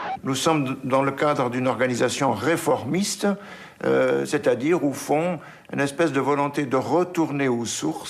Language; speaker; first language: French; native; French